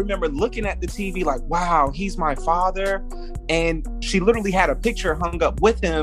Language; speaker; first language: English; native; English